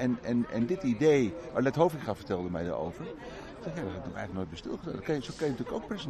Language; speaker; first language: Dutch; native; Dutch